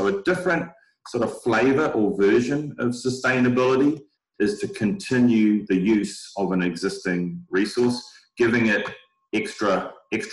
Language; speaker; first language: English; native; English